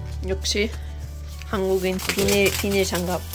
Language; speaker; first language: Korean; non-native, fluent; Swedish